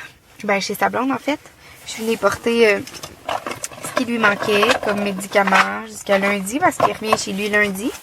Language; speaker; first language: French; native; French